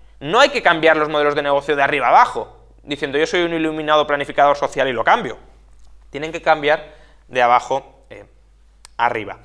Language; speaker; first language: Spanish; native; Spanish